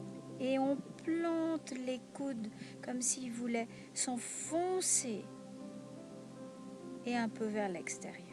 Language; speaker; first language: French; native; French